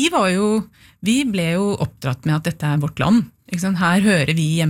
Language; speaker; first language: Norwegian; early bilingual, other home language; Urdu